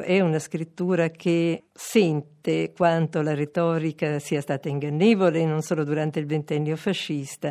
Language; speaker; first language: Italian; native; Italian